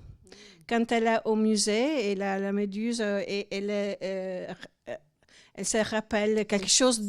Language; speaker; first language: French; non-native, fluent; Italian